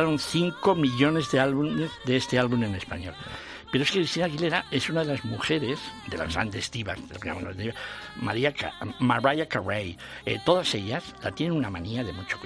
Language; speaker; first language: Spanish; native; Spanish